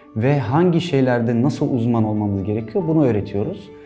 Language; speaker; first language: Turkish; non-native, fluent; Arabic